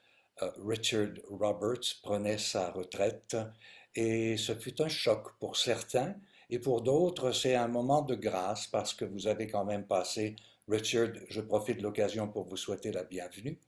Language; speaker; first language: French; native; French